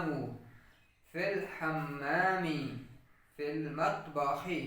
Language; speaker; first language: Arabic; non-native, fluent; Urdu